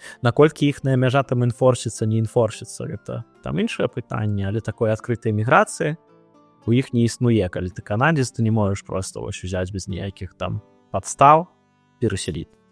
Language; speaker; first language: Belarusian; non-native, local second language; Russian